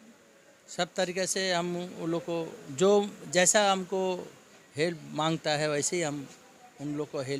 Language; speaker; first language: Hindi; non-native, local second language; Bangla